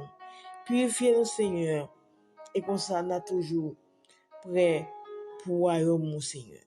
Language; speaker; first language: French; non-native, local second language; Haitian Creole